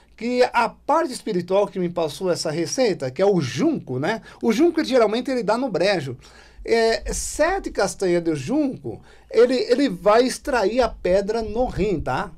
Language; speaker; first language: Portuguese; native; Portuguese